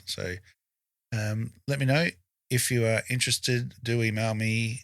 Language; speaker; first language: English; native; English